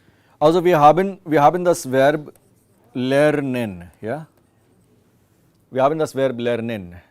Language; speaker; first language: German; non-native, fluent; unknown